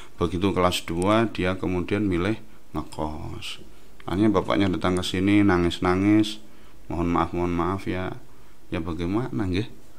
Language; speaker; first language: Indonesian; non-native, local second language; Javanese